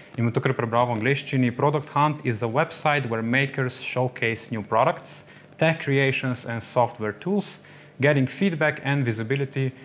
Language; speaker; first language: English; non-native, fluent; Slovenian